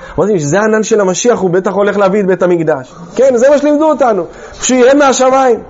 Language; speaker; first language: Hebrew; native; Hebrew